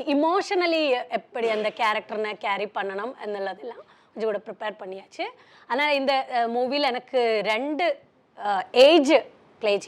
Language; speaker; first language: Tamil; non-native, learner; Malayalam